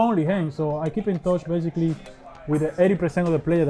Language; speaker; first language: English; non-native, fluent; Spanish